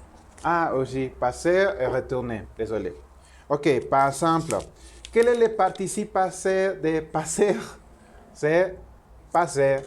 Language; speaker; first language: French; non-native, learner; Spanish